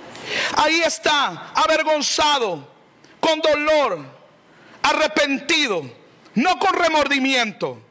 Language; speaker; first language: Spanish; native; Spanish